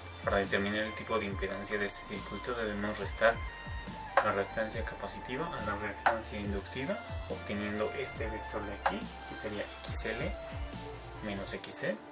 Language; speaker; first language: Spanish; native; Spanish